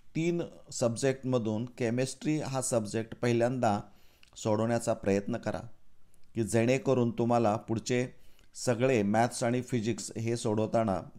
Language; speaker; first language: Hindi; non-native, local second language; Marathi